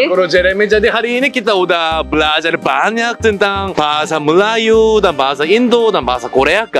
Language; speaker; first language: Indonesian; non-native, fluent; Korean